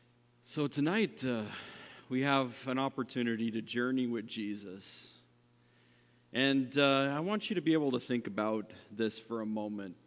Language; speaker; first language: English; native; English